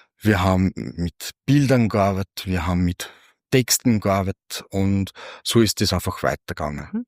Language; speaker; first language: German; native; German